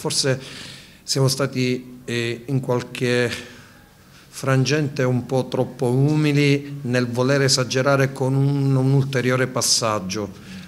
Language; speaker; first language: Italian; native; Italian